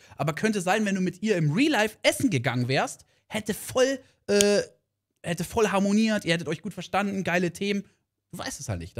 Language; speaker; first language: German; native; German